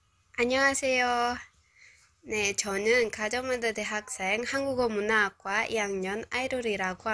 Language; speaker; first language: Korean; non-native, learner; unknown